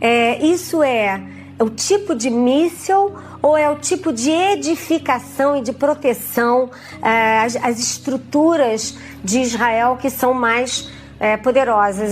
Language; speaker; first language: Portuguese; native; Portuguese